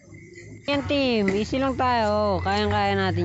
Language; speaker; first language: Filipino; native; Filipino